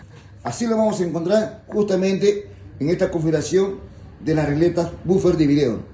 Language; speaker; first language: Spanish; native; Spanish